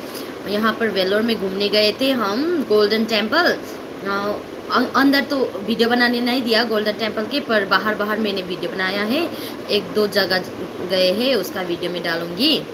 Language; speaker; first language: Hindi; non-native, learner; Nepali